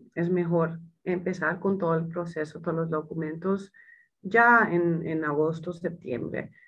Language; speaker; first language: Spanish; non-native, fluent; Dutch